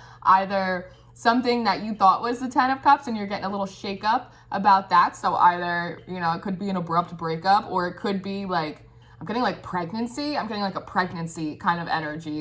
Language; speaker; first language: English; native; English